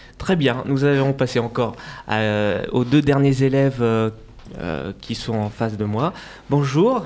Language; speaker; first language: French; native; French